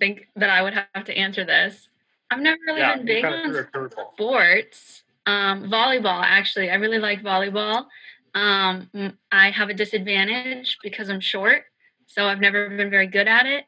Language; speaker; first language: English; native; English